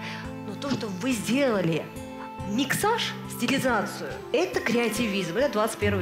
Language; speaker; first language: Russian; non-native, fluent; Azerbaijani